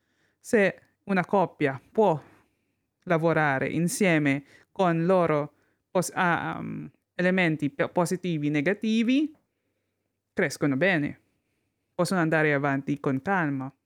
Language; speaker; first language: Italian; non-native, learner; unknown